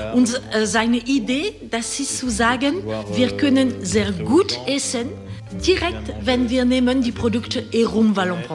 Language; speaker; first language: German; non-native, fluent; French